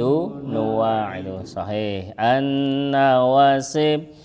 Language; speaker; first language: Arabic; non-native, fluent; Indonesian